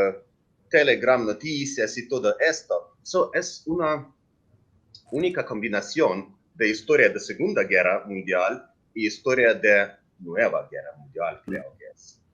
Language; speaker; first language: Spanish; non-native, learner; Ukrainian